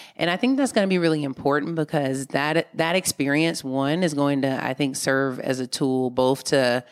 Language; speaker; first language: English; native; English